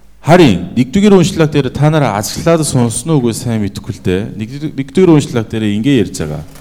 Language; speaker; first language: Mongolian; non-native, fluent; Korean